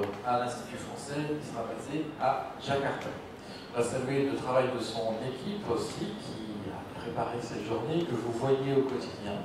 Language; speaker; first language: French; native; French